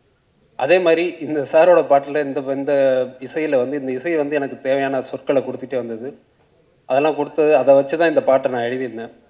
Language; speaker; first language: Tamil; native; Tamil